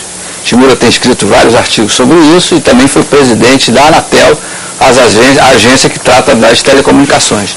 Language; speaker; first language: Portuguese; native; Portuguese